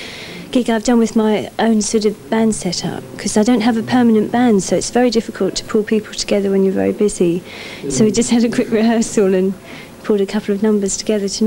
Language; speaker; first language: English; native; English